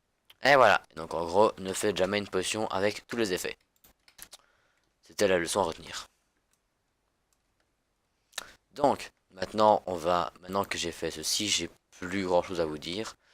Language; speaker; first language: French; native; French